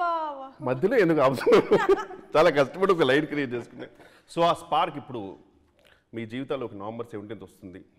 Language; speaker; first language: Telugu; native; Telugu